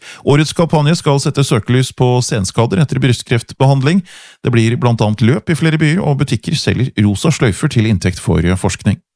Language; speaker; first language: Norwegian; native; Norwegian